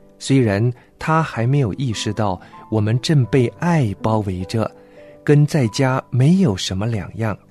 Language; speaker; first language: Chinese; non-native, local second language; Cantonese